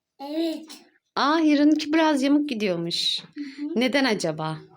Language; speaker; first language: Turkish; native; Turkish